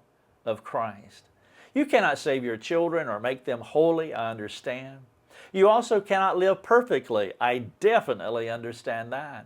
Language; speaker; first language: English; native; English